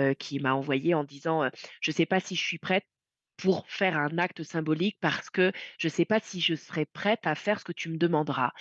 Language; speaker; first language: French; native; French